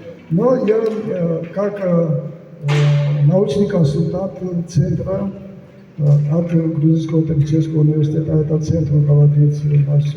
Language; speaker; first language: Russian; non-native, fluent; Georgian